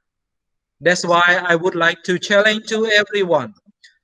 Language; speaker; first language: English; non-native, fluent; Thai